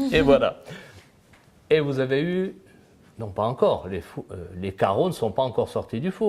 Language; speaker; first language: French; native; French